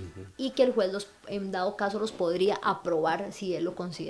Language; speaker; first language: Spanish; native; Spanish